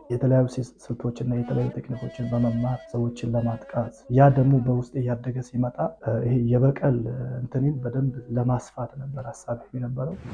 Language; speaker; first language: Amharic; non-native, local second language; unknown